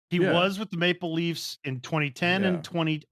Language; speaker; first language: English; native; English